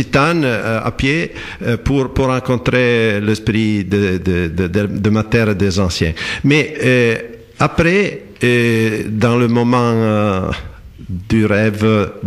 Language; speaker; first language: French; non-native, fluent; Italian